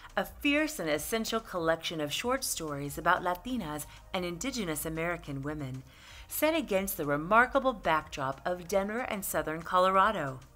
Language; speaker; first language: English; native; English